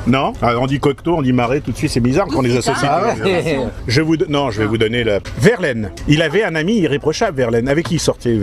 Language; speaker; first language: French; native; French